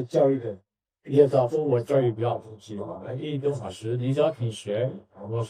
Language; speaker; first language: Chinese; native; Chinese